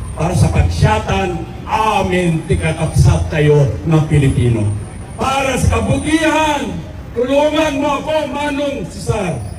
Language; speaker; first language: Filipino; non-native, local second language; Iloko